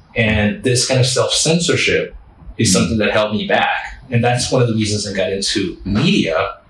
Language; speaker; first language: English; non-native, fluent; French